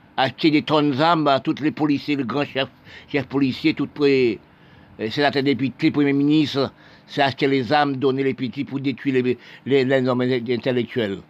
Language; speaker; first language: French; non-native, local second language; Haitian Creole